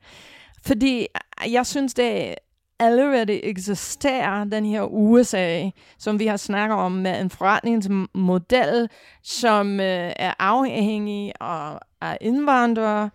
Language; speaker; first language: Danish; non-native, fluent; English